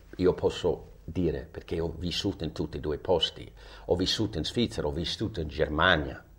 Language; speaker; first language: Italian; non-native, fluent; English